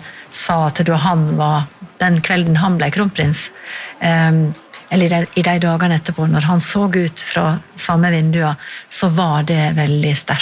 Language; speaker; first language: Norwegian; native; Norwegian